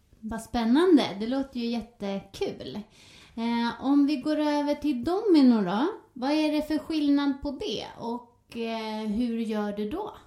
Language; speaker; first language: Swedish; native; Swedish